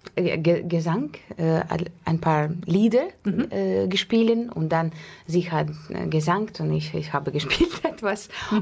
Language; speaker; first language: German; non-native, learner; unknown